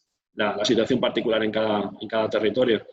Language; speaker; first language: Spanish; native; Spanish